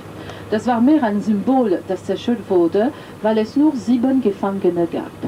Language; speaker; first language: German; non-native, fluent; French